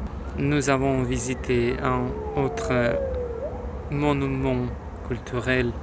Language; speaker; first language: French; non-native, learner; Russian